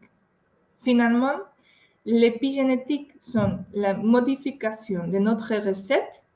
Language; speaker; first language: French; non-native, fluent; Spanish